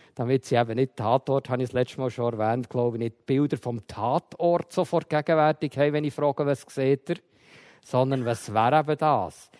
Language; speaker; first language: German; native; German